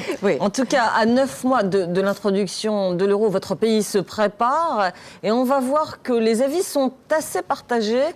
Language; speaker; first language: French; native; French